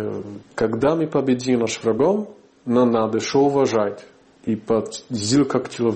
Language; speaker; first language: Russian; non-native, learner; Portuguese